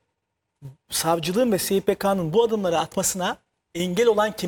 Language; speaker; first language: Turkish; native; Turkish